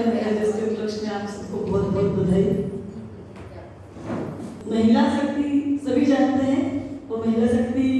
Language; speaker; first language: Hindi; non-native, local second language; Gujarati